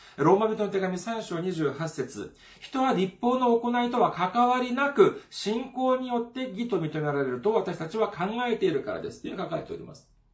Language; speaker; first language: Japanese; non-native, fluent; Korean